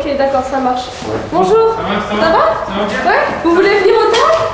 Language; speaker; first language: French; native; French